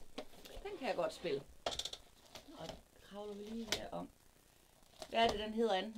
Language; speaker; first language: Danish; native; Danish